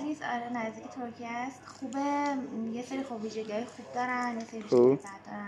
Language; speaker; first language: Persian; native; Persian